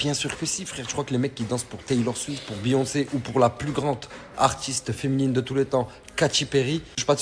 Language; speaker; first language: French; native; French